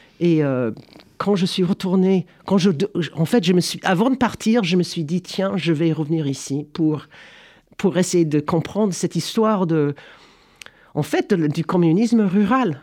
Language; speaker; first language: French; non-native, fluent; English